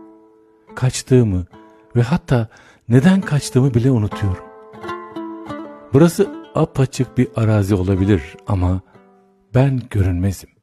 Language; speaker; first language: Turkish; native; Turkish